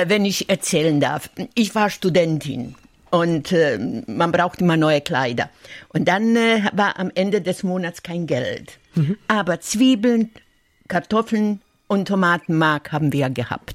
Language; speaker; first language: German; non-native, fluent; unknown